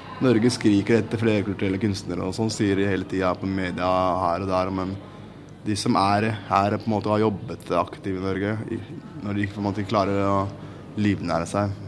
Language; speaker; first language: Norwegian; early bilingual, other home language; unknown